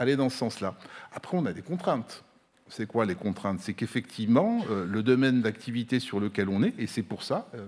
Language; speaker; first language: French; non-native, local second language; Arabic